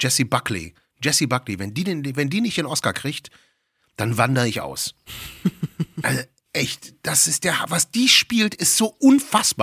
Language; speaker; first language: German; native; German